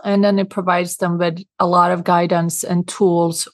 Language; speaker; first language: English; non-native, fluent; Swedish